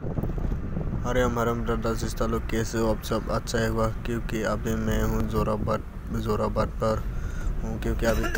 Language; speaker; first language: Hindi; non-native, local second language; Assamese